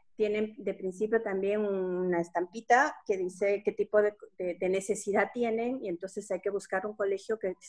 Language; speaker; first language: Spanish; native; Spanish